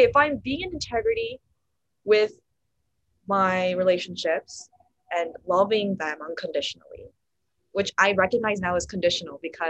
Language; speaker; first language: English; native; English